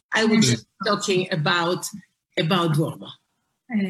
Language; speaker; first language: English; non-native, fluent; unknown